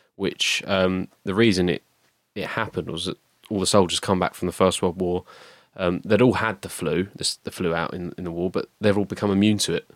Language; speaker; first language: English; native; English